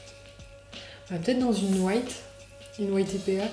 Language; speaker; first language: French; native; French